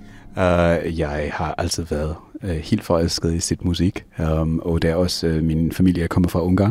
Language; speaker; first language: Danish; non-native, fluent; English